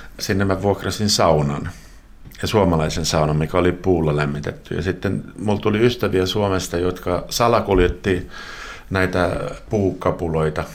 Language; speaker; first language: Finnish; non-native, local second language; Swedish